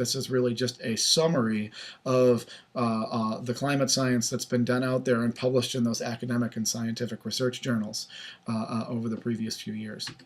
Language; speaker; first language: English; native; English